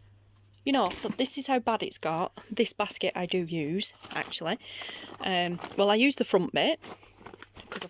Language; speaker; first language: English; native; English